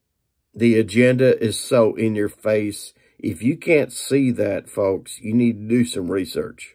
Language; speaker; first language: English; native; English